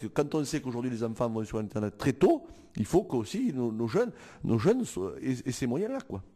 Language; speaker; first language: French; native; French